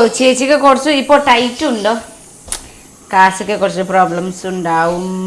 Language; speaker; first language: Malayalam; non-native, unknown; Nepali